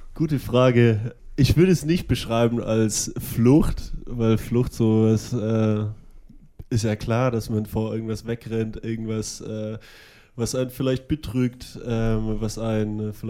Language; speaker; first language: German; native; German